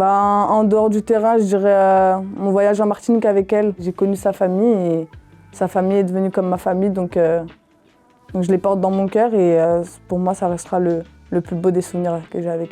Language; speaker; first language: French; native; French